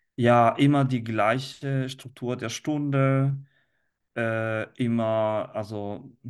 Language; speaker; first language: German; non-native, fluent; Italian